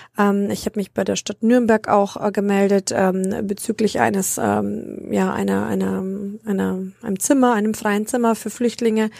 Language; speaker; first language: German; early bilingual, other home language; Romanian